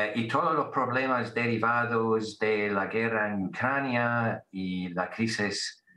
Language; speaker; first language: Spanish; non-native, fluent; English